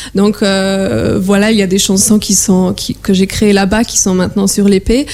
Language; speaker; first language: French; non-native, fluent; Polish